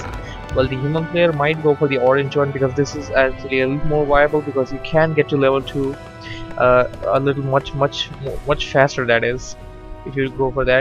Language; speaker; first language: English; non-native, fluent; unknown